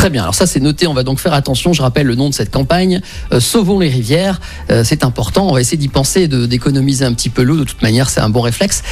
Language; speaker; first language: French; native; French